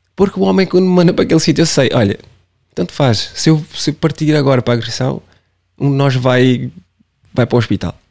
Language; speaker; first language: Portuguese; non-native, local second language; Kabuverdianu